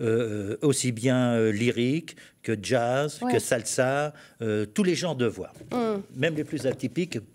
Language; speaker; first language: French; native; French